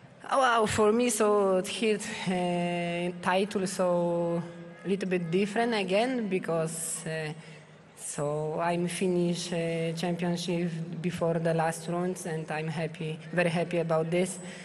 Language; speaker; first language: English; non-native, learner; Polish